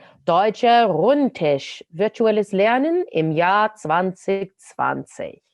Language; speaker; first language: German; non-native, fluent; English